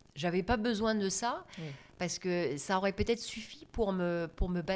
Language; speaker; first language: French; non-native, fluent; German